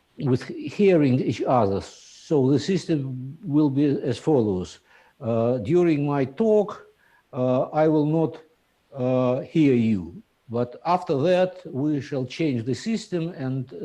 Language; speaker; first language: English; non-native, fluent; Russian